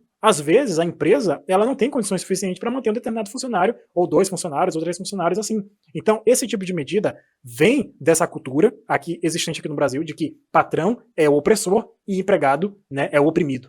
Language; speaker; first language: Portuguese; native; Portuguese